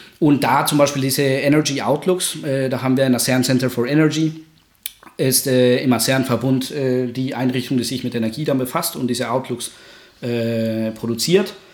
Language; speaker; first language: German; non-native, fluent; Spanish